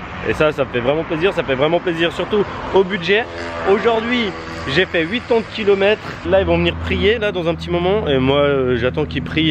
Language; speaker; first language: French; native; French